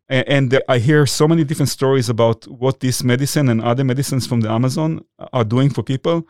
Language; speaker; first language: English; non-native, fluent; Hebrew